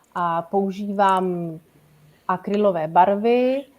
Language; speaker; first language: Czech; non-native, fluent; Italian